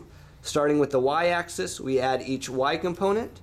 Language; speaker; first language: English; native; English